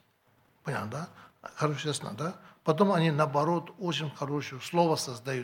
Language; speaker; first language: Russian; non-native, learner; Tibetan